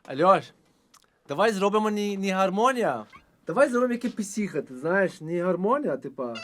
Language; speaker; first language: Ukrainian; non-native, learner; Persian